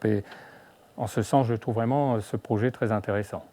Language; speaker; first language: French; native; French